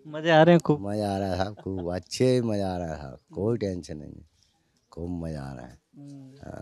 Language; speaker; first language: Hindi; native; Hindi